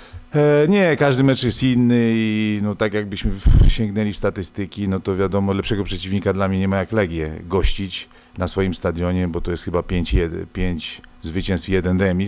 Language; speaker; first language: Polish; native; Polish